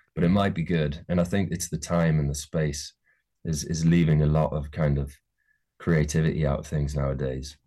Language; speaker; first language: English; native; English